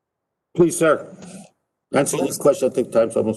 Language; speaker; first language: English; native; English